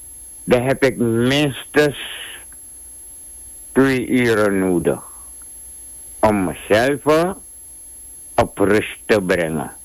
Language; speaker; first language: Dutch; non-native, local second language; Sranan Tongo